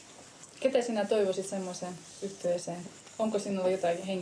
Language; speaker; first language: Finnish; non-native, fluent; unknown